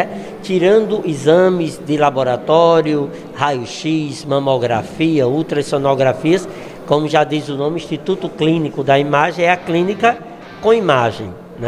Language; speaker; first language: Portuguese; native; Portuguese